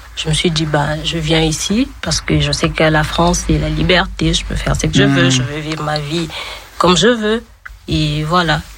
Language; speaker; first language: French; non-native, local second language; Lingala